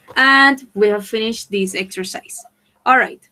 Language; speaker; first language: English; non-native, fluent; Spanish